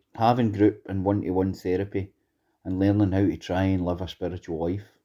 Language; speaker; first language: English; native; English